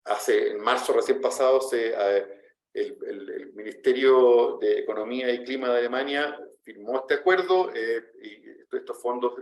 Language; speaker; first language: Spanish; native; Spanish